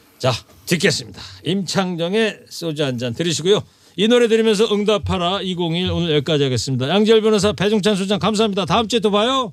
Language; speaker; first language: Korean; native; Korean